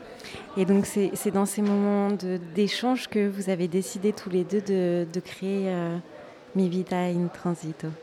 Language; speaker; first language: French; native; French